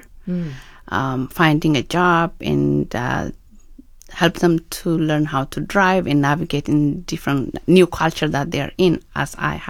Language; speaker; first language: English; non-native, fluent; Oromo